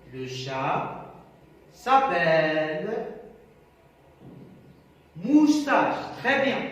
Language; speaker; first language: French; non-native, local second language; Arabic